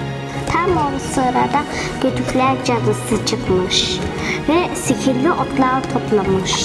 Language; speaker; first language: Turkish; early bilingual, heritage; Turkish